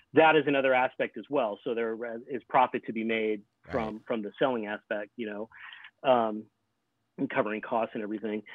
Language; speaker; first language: English; native; English